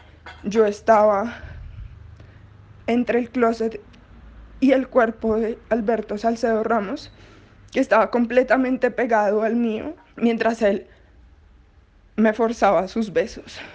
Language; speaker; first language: Spanish; native; Spanish